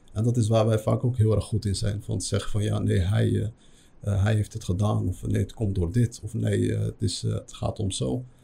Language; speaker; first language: Dutch; early bilingual, other home language; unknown